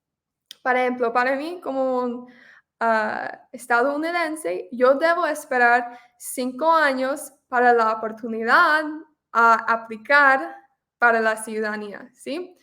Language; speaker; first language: Spanish; non-native, fluent; English